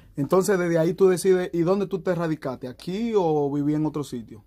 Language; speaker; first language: Spanish; native; Spanish